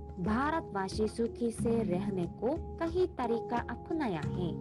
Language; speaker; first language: Hindi; non-native, learner; Korean